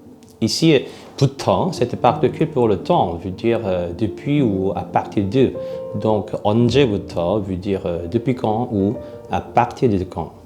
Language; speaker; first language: French; non-native, fluent; Korean